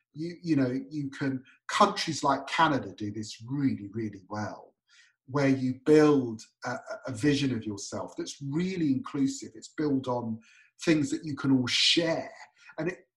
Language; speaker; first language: English; native; English